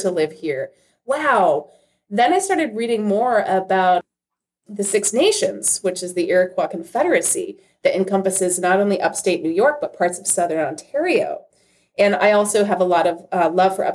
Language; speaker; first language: English; native; English